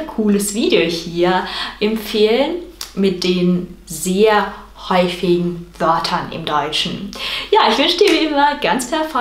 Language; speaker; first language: German; non-native, fluent; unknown